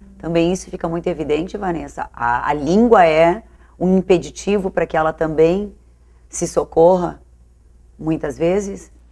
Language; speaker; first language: Portuguese; native; Portuguese